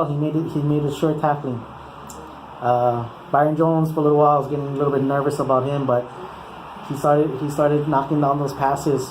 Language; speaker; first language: English; native; English